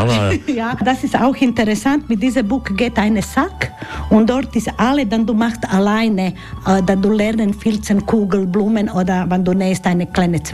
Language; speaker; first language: German; non-native, learner; Croatian